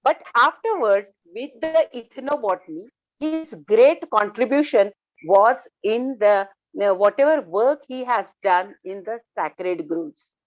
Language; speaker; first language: English; non-native, local second language; Marathi